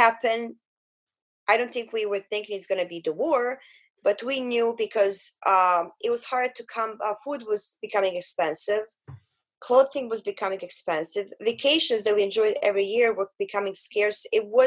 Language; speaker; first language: English; non-native, fluent; Bosnian